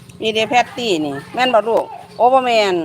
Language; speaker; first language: Thai; non-native, local second language; Lao